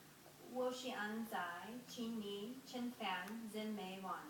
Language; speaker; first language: Chinese; non-native, learner; English